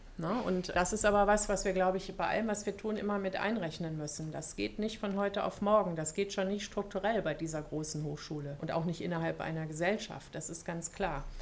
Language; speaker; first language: German; early bilingual, other home language; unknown